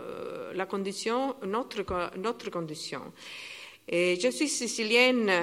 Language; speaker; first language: French; non-native, learner; Italian